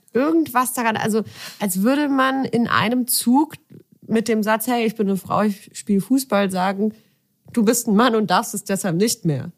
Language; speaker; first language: German; native; German